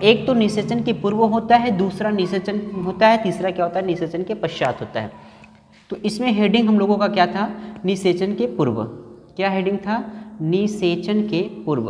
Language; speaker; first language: Hindi; native; Hindi